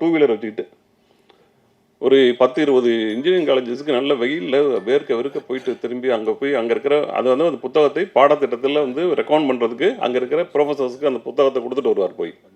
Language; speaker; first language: Tamil; native; Tamil